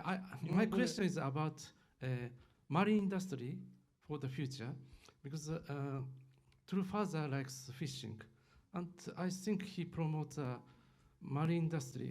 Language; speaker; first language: English; non-native, learner; Japanese